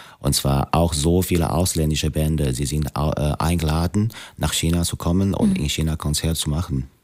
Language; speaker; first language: German; non-native, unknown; Chinese